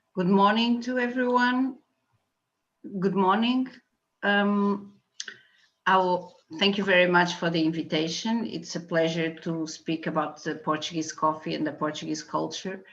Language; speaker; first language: English; non-native, fluent; Portuguese